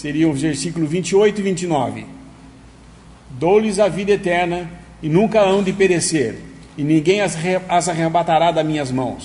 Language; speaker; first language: Portuguese; native; Portuguese